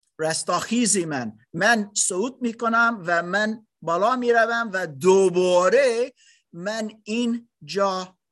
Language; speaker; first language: Persian; non-native, learner; German